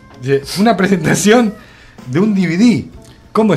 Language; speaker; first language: Spanish; native; Spanish